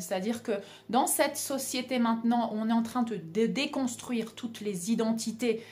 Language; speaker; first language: French; native; French